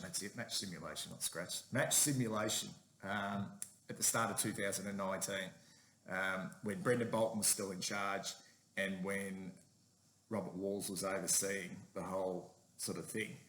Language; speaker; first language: English; native; English